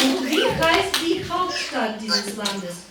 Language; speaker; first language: German; non-native, fluent; Ukrainian